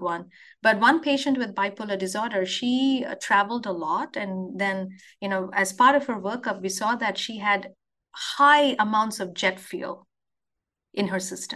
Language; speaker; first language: English; non-native, local second language; Telugu